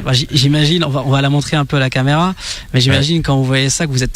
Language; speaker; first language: French; native; French